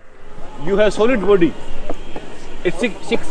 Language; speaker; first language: English; non-native, learner; Hindi